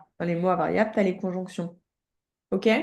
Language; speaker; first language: French; native; French